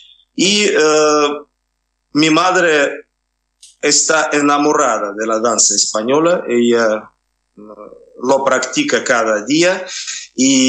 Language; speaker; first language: Spanish; non-native, fluent; Russian